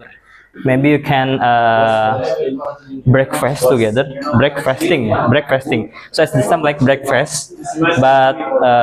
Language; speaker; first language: English; non-native, fluent; Indonesian